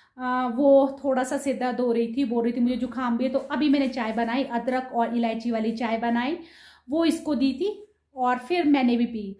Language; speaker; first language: Hindi; non-native, local second language; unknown